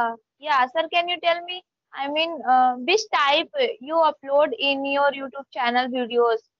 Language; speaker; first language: English; non-native, learner; Hindi